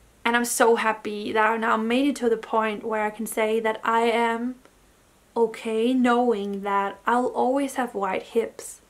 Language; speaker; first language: English; non-native, fluent; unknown